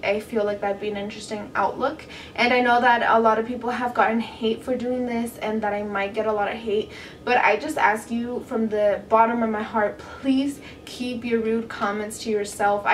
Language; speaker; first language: English; native; English